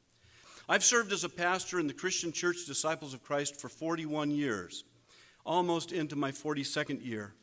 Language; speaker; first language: English; native; English